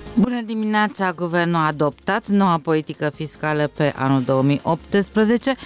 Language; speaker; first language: Romanian; native; Romanian